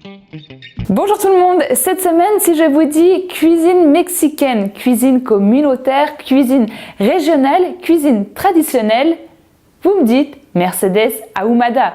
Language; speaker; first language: French; native; French